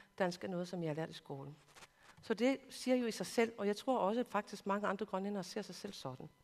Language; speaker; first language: Danish; non-native, local second language; Kalaallisut